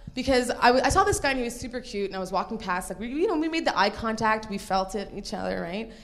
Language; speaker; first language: English; native; English